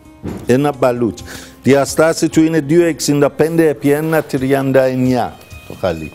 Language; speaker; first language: Greek; non-native, learner; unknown